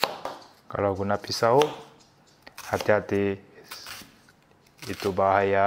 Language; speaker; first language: Indonesian; non-native, learner; Korean